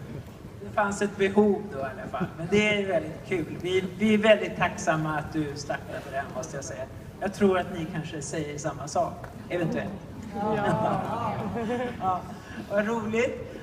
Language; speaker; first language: Swedish; native; Swedish